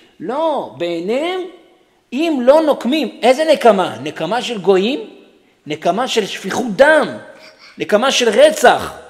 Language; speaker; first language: Hebrew; native; Hebrew